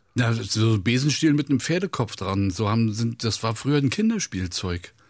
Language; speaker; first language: German; native; German